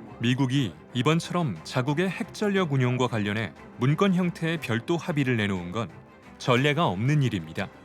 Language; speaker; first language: Korean; native; Korean